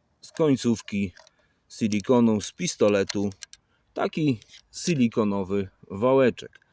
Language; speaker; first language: Polish; native; Polish